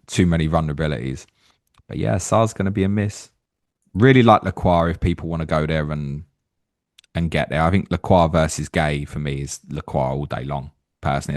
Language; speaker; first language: English; native; English